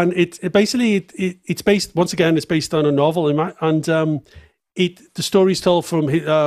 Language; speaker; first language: English; native; English